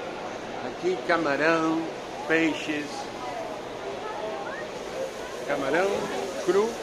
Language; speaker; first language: Portuguese; non-native, fluent; Spanish